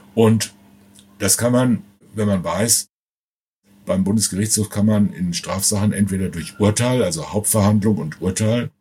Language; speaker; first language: German; native; German